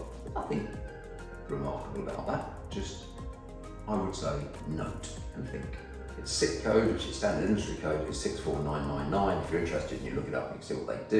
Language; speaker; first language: English; native; English